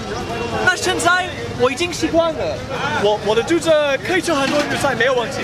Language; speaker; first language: Chinese; non-native, learner; English